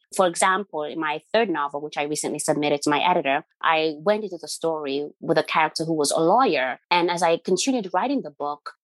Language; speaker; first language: English; non-native, local second language; Yoruba